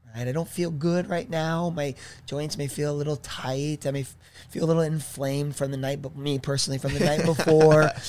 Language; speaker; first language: English; native; English